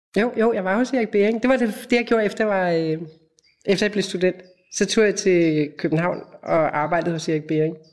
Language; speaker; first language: Danish; native; Danish